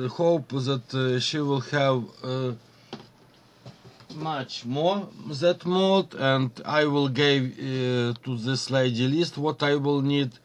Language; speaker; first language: English; non-native, learner; Ukrainian